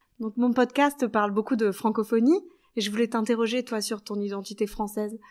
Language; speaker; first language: French; native; French